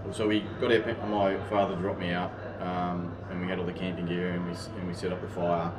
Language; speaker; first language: English; native; English